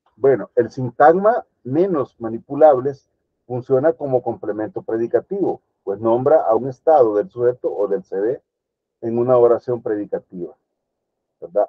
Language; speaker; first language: Spanish; native; Spanish